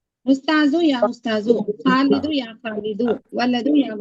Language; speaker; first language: Arabic; non-native, learner; Urdu